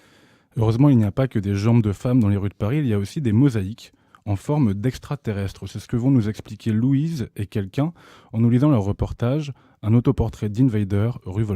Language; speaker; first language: French; native; French